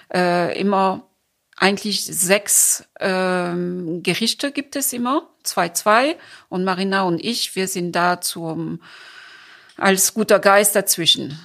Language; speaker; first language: German; non-native, fluent; French